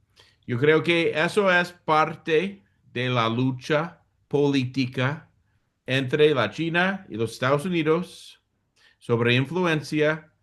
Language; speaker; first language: Spanish; non-native, fluent; English